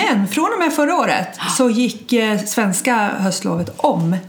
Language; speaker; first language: Swedish; native; Swedish